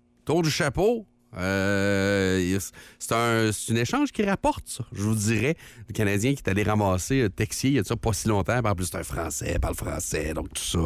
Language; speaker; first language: French; native; French